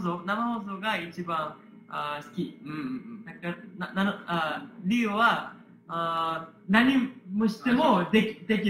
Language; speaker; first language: Japanese; non-native, learner; Korean